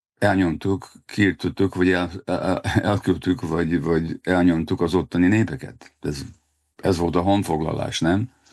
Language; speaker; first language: Hungarian; native; Hungarian